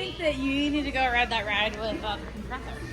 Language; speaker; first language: English; native; English